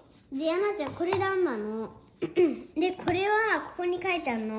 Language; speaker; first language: Japanese; early bilingual, heritage; Japanese